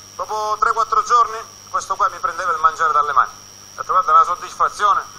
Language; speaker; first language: Italian; native; Italian